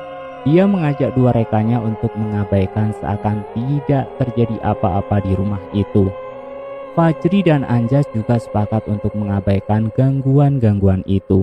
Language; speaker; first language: Indonesian; native; Indonesian